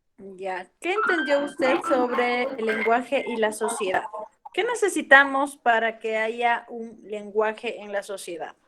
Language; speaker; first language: Spanish; native; Spanish